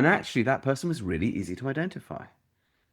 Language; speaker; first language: English; native; English